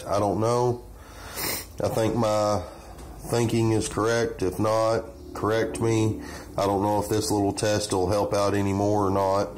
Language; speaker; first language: English; native; English